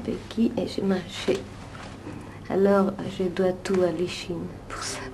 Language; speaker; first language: French; non-native, fluent; Italian